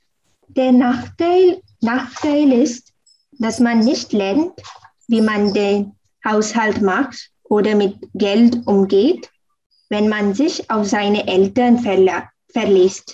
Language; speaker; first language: German; non-native, learner; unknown